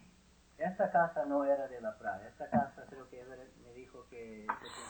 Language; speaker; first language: Spanish; non-native, fluent; English